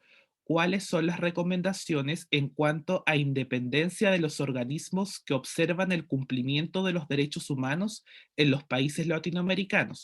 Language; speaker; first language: Spanish; native; Spanish